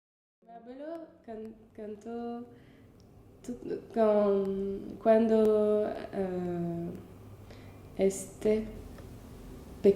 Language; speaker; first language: Spanish; non-native, learner; French